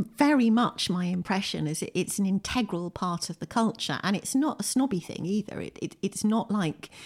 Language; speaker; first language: English; native; English